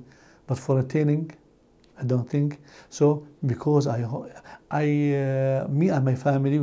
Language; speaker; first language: English; non-native, learner; Arabic